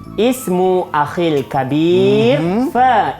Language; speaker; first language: Arabic; non-native, fluent; Malay